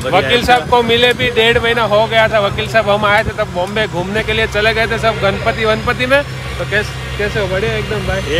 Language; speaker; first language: Hindi; non-native, local second language; Gujarati